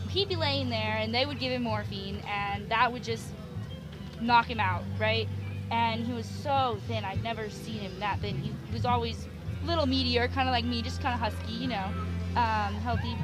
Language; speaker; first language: English; native; English